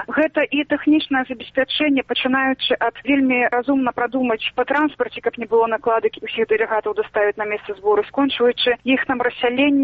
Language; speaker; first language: Belarusian; native; Belarusian